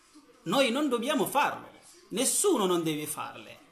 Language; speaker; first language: Italian; non-native, learner; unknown